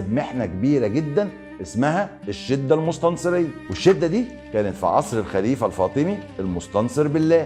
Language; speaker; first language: Arabic; native; Arabic